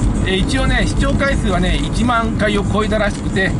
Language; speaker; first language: Japanese; native; Japanese